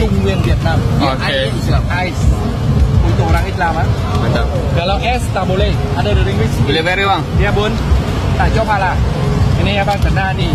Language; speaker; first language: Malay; non-native, learner; Vietnamese